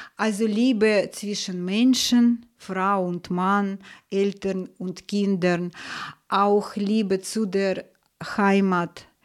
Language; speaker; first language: German; non-native, fluent; Russian